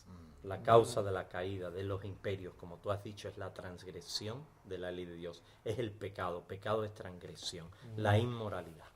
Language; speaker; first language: Spanish; native; Spanish